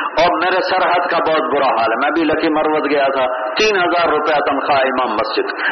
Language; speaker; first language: Urdu; non-native, local second language; Punjabi